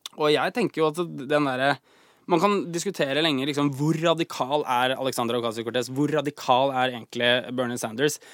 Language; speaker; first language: Norwegian; native; Norwegian